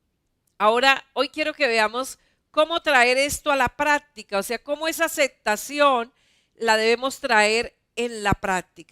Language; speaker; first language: Spanish; native; Spanish